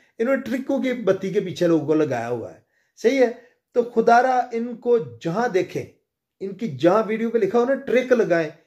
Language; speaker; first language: Urdu; non-native, local second language; Punjabi